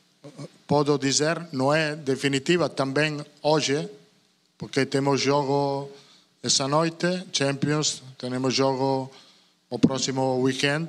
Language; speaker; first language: Portuguese; non-native, learner; Italian